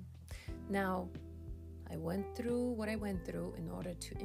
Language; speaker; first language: English; non-native, fluent; Polish